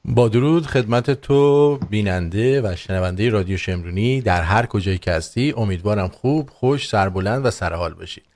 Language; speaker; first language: Persian; native; Persian